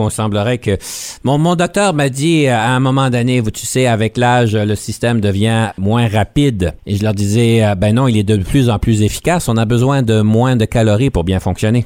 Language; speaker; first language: French; native; French